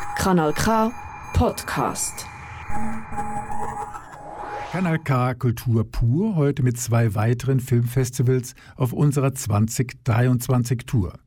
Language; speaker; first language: German; native; German